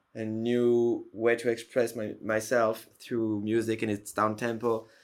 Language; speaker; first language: English; non-native, fluent; French